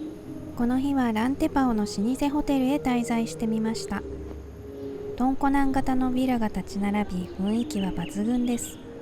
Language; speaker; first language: Japanese; native; Japanese